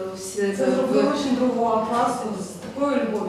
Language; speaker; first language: Ukrainian; non-native, local second language; Russian